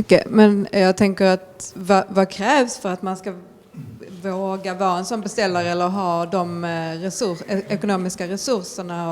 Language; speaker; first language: Swedish; native; Swedish